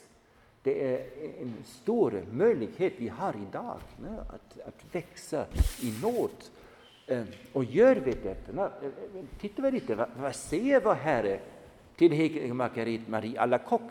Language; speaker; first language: Swedish; non-native, fluent; German